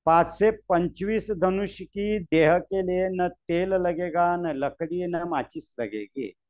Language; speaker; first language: Hindi; non-native, local second language; Marathi